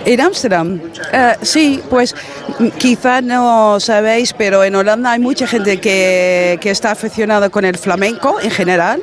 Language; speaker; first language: Spanish; non-native, fluent; Dutch